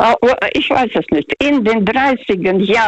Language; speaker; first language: German; early bilingual, heritage; Russian